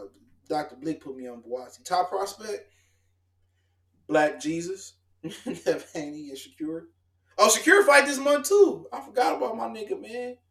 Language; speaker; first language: English; native; English